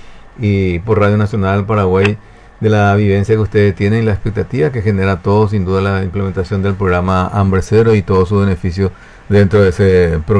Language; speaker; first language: Spanish; native; Spanish